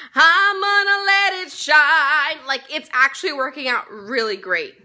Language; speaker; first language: English; native; English